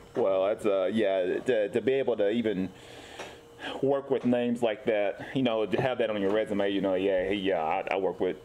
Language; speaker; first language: English; native; English